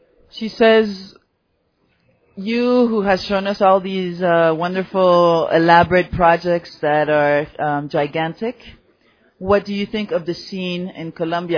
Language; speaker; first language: English; non-native, fluent; Spanish